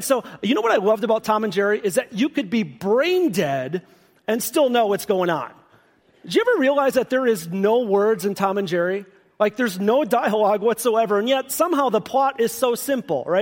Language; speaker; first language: English; native; English